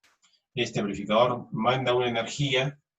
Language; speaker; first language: Spanish; native; Spanish